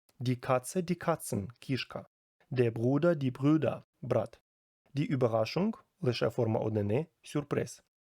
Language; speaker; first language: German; non-native, fluent; Ukrainian